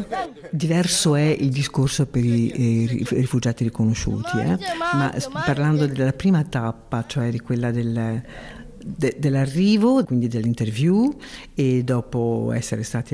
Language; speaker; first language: Italian; native; Italian